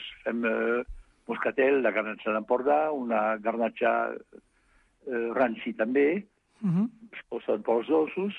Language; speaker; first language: Catalan; non-native, fluent; French